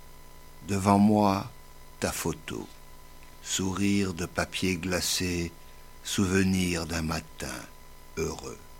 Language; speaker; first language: French; native; French